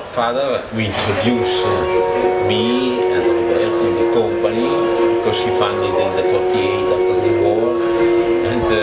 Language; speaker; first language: English; non-native, learner; Italian